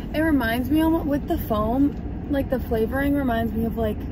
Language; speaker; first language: English; native; English